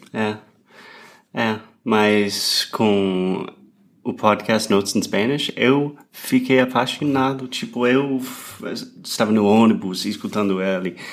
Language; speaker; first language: Portuguese; non-native, fluent; English